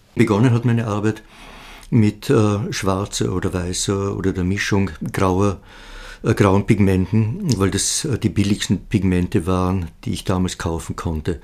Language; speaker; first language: German; native; German